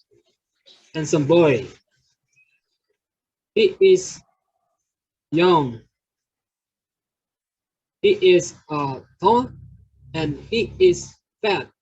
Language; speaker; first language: English; non-native, learner; Indonesian